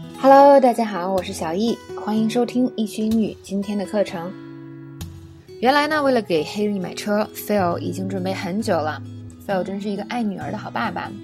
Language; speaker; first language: Chinese; native; Chinese